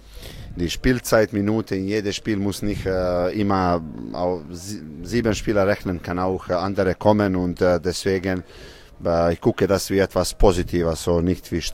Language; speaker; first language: German; non-native, fluent; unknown